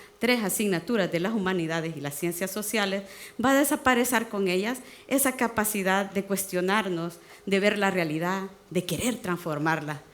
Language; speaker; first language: Spanish; native; Spanish